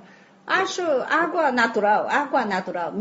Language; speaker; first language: Portuguese; non-native, fluent; Chinese